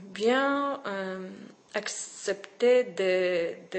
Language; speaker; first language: French; non-native, learner; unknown